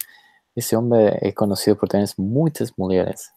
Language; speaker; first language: Portuguese; non-native, fluent; Spanish